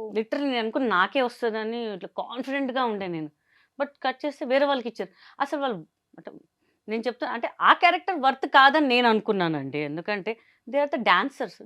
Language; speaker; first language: Telugu; non-native, local second language; Hindi